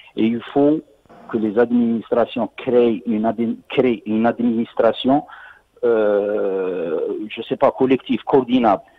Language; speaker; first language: French; non-native, local second language; Arabic